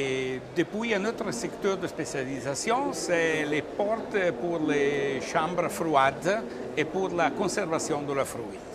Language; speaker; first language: French; non-native, learner; Italian